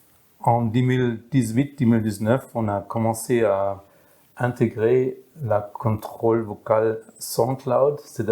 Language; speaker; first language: French; non-native, fluent; German